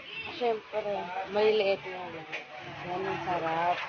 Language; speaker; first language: Filipino; non-native, local second language; Cebuano